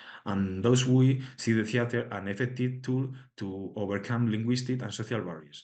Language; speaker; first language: English; non-native, learner; Spanish